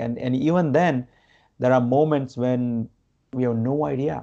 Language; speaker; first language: English; non-native, local second language; Gujarati